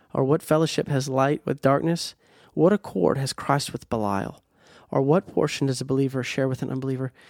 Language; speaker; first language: English; native; English